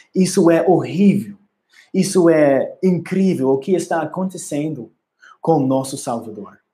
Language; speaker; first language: Portuguese; non-native, learner; English